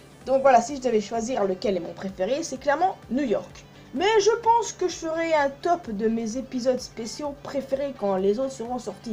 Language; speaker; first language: French; native; French